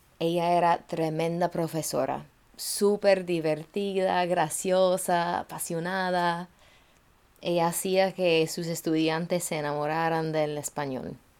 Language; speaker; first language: Spanish; non-native, fluent; English